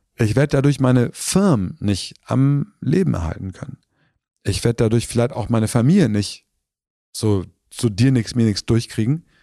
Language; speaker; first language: German; early bilingual, other home language; Turkish